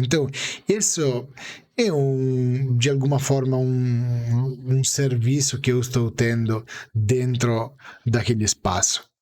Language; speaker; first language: Portuguese; non-native, fluent; Italian